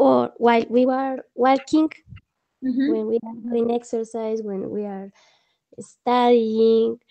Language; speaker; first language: English; non-native, learner; Spanish